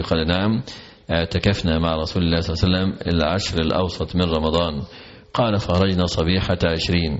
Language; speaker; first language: Arabic; native; Arabic